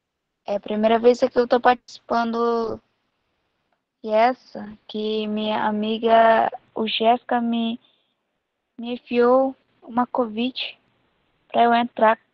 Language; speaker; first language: Portuguese; non-native, local second language; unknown